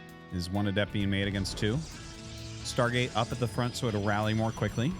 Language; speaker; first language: English; native; English